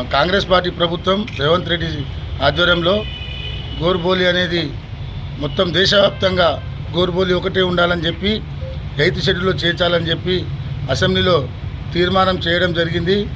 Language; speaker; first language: Telugu; non-native, local second language; Lambadi